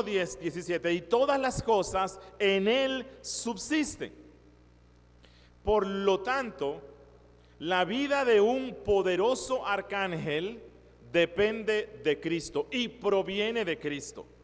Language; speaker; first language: Spanish; native; Spanish